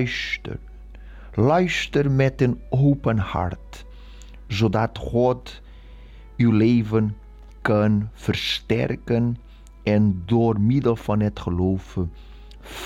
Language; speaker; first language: Dutch; non-native, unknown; Portuguese